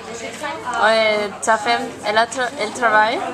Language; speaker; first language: French; non-native, learner; English